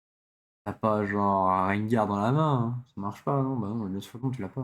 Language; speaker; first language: French; native; French